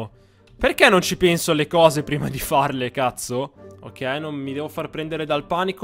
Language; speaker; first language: Italian; native; Italian